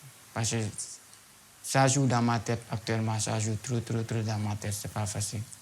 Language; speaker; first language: French; non-native, local second language; Wolof